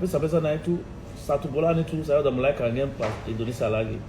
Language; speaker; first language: Indonesian; non-native, fluent; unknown